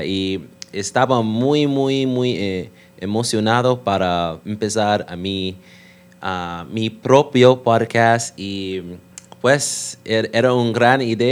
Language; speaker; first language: Spanish; non-native, learner; English